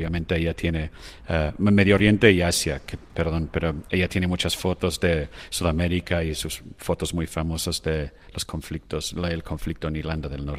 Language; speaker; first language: Spanish; non-native, fluent; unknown